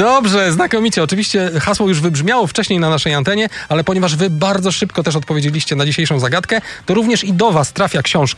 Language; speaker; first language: Polish; native; Polish